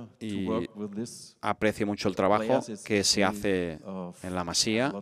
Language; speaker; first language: Spanish; non-native, learner; German